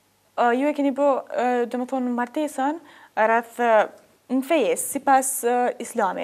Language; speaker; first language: Albanian; native; Albanian